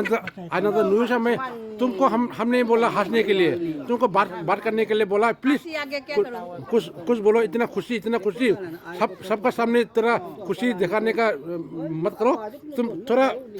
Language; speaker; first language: Hindi; non-native, local second language; Rongmei Naga